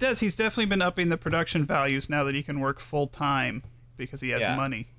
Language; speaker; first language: English; native; English